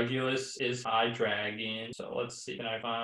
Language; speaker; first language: English; native; English